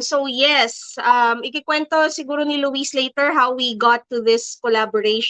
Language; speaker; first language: English; non-native, local second language; Filipino